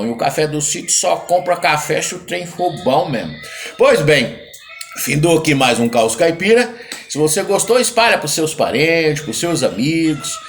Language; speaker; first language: Portuguese; native; Portuguese